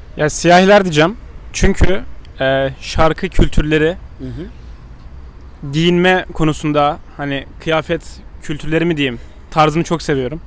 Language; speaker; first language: Turkish; native; Turkish